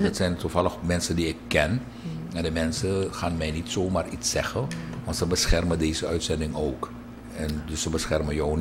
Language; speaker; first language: Dutch; native; Dutch